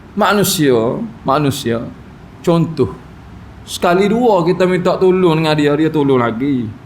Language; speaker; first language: Malay; native; Malay